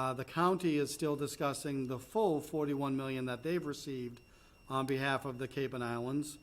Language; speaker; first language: English; native; English